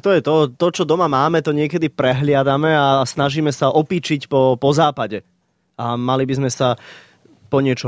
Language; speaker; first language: Slovak; native; Slovak